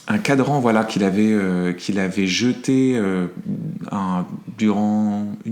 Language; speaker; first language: French; native; French